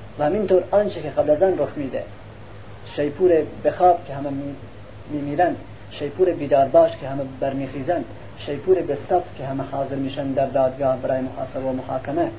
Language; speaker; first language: Persian; non-native, local second language; Central Kurdish